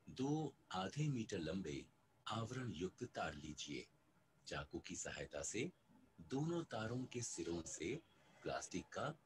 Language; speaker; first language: Hindi; native; Hindi